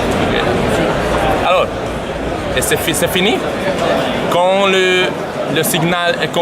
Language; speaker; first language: French; non-native, learner; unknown